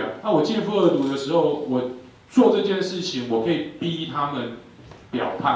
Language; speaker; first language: Chinese; native; Chinese